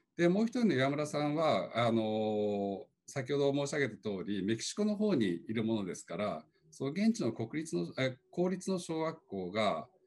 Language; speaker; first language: Japanese; native; Japanese